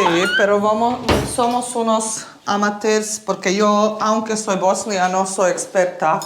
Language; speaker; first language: Spanish; early bilingual, heritage; Bosnian